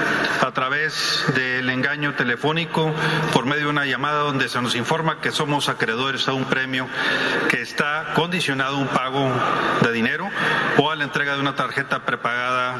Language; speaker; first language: Spanish; native; Spanish